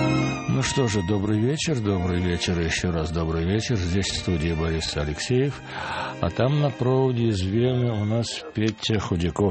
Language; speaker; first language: Russian; native; Russian